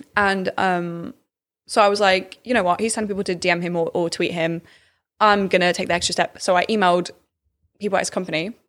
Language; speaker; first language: English; native; English